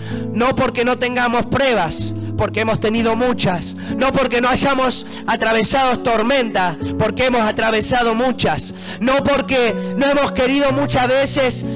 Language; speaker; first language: Spanish; native; Spanish